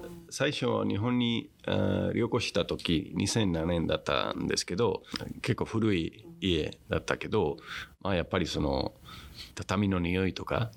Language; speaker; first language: Japanese; non-native, fluent; Spanish